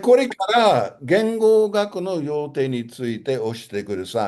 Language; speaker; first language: Japanese; non-native, fluent; English